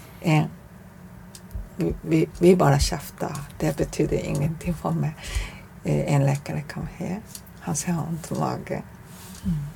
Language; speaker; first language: Swedish; non-native, learner; Chinese